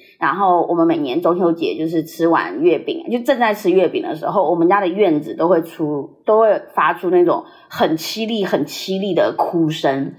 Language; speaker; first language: Chinese; early bilingual, heritage; Chinese